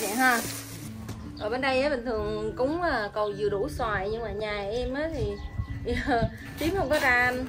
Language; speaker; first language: Chinese; non-native, learner; Vietnamese